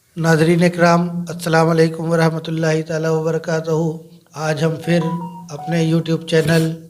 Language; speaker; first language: Urdu; native; Urdu